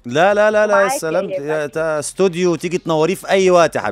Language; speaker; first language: Arabic; native; Arabic